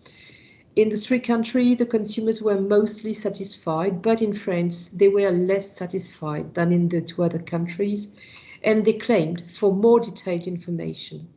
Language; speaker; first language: English; non-native, fluent; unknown